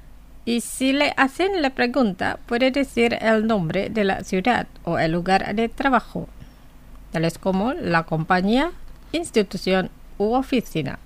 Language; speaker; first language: Spanish; non-native, fluent; Indonesian